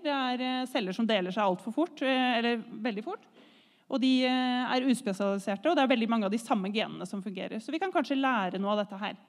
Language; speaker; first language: Norwegian; native; Norwegian